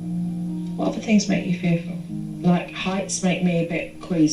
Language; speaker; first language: English; native; English